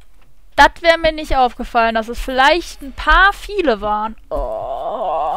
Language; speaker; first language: German; native; German